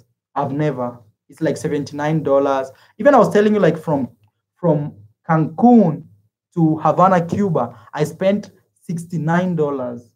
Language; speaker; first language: English; non-native, fluent; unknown